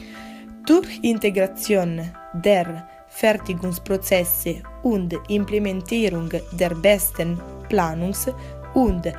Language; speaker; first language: German; non-native, learner; Italian